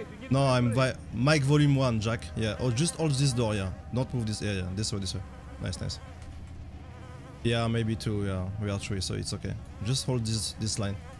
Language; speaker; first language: English; non-native, learner; French